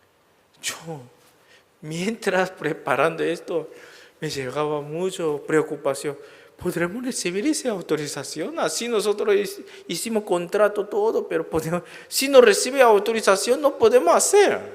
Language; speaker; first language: Spanish; non-native, learner; Korean